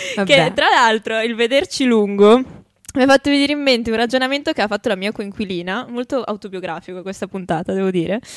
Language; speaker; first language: Italian; native; Italian